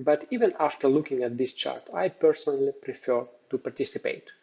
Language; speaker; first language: English; non-native, fluent; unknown